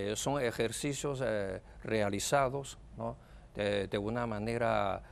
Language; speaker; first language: Spanish; non-native, fluent; Chinese